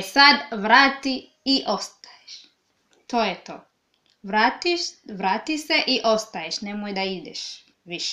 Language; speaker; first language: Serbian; non-native, learner; English